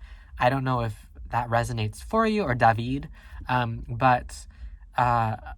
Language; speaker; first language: English; native; English